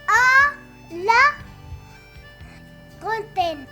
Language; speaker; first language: French; non-native, learner; Arabic